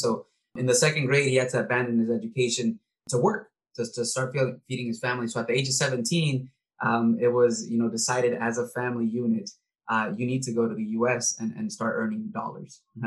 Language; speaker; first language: English; early bilingual, other home language; Spanish